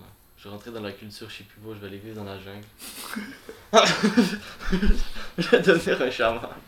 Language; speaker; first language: French; native; French